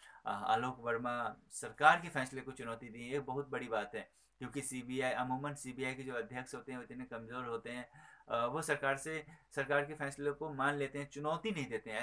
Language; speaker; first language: Hindi; native; Hindi